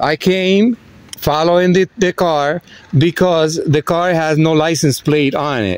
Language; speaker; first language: English; non-native, fluent; Spanish